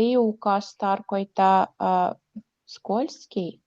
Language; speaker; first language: Finnish; non-native, learner; Russian